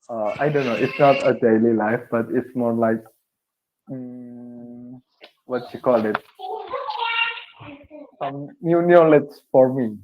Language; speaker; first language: English; non-native, learner; Indonesian